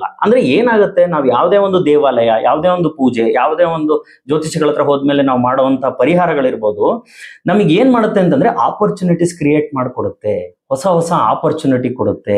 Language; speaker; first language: Kannada; native; Kannada